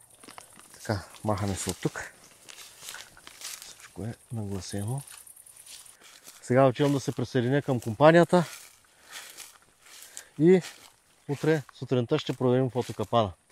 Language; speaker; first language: Bulgarian; native; Bulgarian